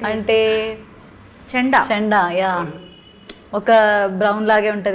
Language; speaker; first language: Telugu; non-native, learner; Malayalam